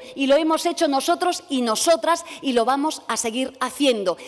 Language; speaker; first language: Spanish; native; Spanish